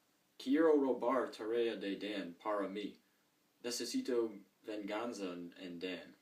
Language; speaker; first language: Spanish; non-native, learner; English